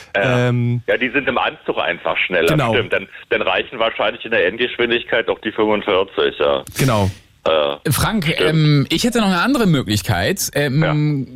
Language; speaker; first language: German; native; German